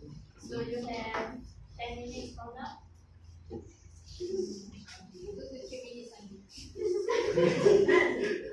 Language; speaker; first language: English; non-native, local second language; Malay